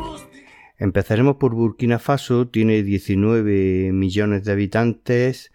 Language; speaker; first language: Spanish; native; Spanish